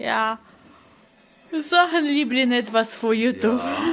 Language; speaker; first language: German; non-native, learner; Ukrainian